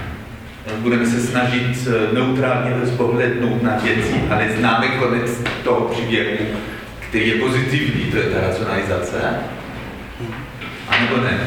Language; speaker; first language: Czech; non-native, fluent; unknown